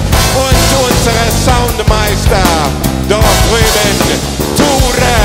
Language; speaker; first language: German; non-native, fluent; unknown